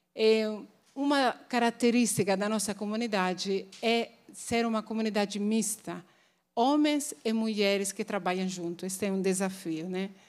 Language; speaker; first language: Portuguese; non-native, fluent; Italian